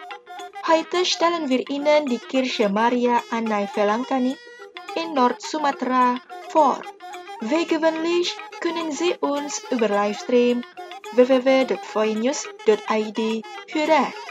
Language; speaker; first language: German; non-native, fluent; Indonesian